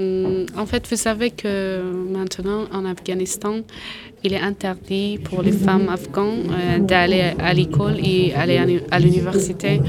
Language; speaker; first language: French; non-native, learner; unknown